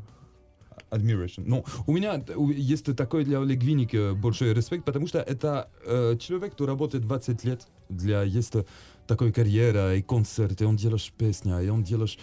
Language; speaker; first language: Russian; non-native, learner; French